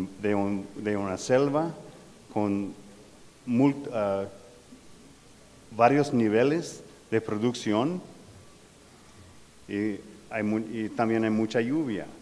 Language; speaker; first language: Spanish; non-native, learner; English